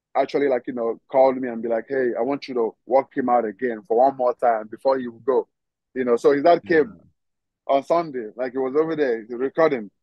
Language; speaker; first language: English; non-native, local second language; Igbo